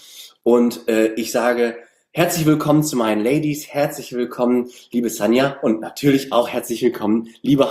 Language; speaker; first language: German; native; German